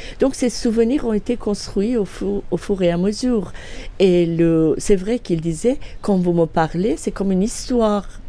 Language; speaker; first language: French; non-native, fluent; Persian